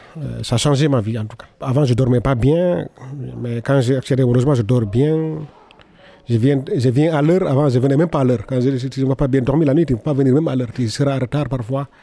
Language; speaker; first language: French; non-native, local second language; Fula